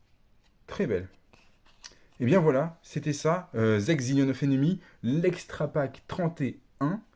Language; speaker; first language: French; native; French